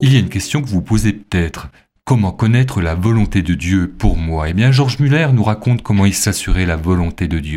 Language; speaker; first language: French; native; French